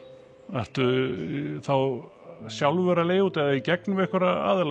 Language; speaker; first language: Icelandic; native; Icelandic